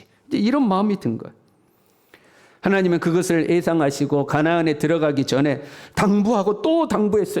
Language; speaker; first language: Korean; native; Korean